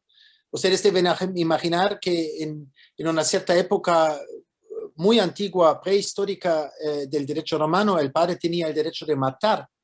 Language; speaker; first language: Spanish; non-native, fluent; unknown